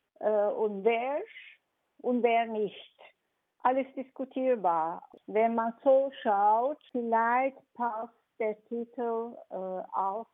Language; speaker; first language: German; non-native, fluent; Turkish